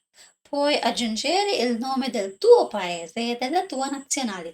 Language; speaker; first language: Italian; non-native, learner; English